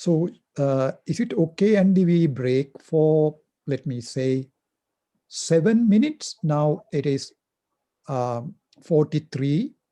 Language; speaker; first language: English; non-native, local second language; Sinhala